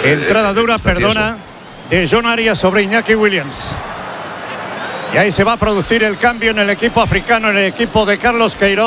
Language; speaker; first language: Spanish; native; Spanish